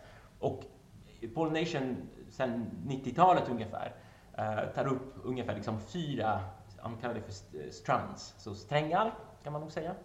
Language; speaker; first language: Swedish; non-native, fluent; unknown